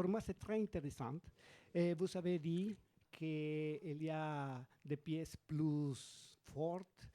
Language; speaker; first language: French; non-native, learner; Spanish